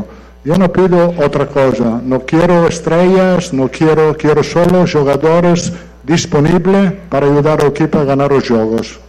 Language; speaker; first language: Portuguese; non-native, fluent; Italian